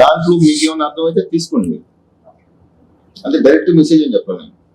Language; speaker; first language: Telugu; native; Telugu